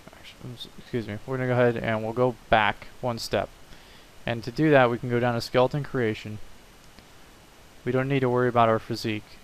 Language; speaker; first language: English; native; English